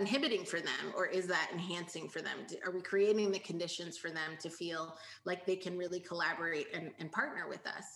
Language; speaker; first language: English; native; English